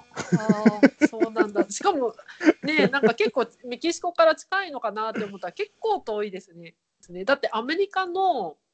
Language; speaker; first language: Japanese; native; Japanese